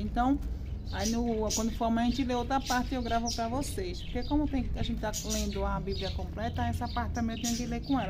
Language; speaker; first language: Portuguese; native; Portuguese